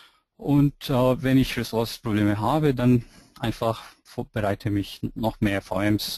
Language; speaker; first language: German; non-native, fluent; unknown